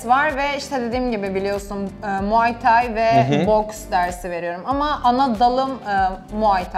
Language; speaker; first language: Turkish; native; Turkish